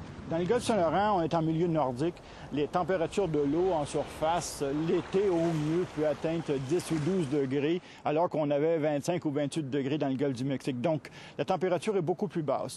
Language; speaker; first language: French; native; French